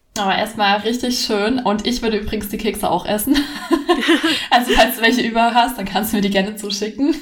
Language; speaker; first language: German; native; German